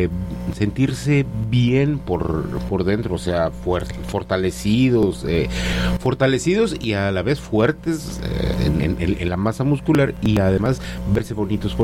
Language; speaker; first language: Spanish; native; Spanish